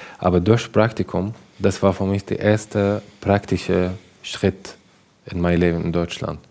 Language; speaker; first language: German; non-native, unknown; Arabic